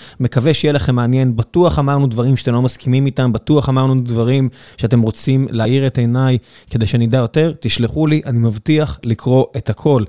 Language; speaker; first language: Hebrew; native; Hebrew